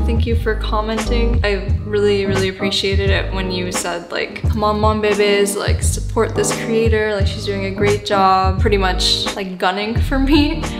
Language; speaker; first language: English; native; English